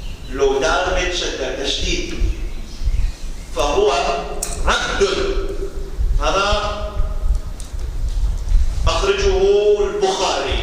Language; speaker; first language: Arabic; non-native, fluent; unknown